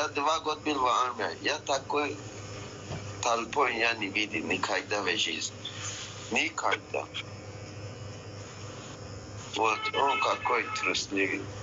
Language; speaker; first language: Russian; non-native, learner; Persian